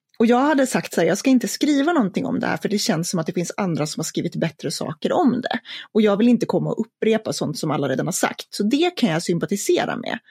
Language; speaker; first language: Swedish; native; Swedish